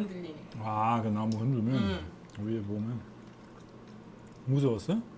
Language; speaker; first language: Korean; non-native, learner; German